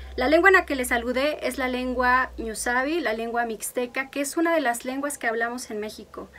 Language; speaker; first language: Spanish; non-native, local second language; Mixtepec Mixtec